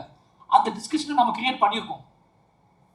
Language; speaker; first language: Tamil; native; Tamil